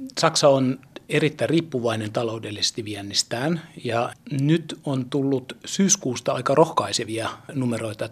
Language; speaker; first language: Finnish; early bilingual, heritage; German